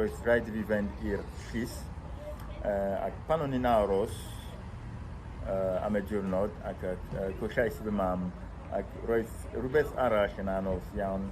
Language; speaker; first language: Welsh; non-native, fluent; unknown